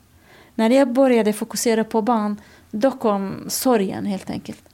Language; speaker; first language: Swedish; non-native, fluent; Kurdish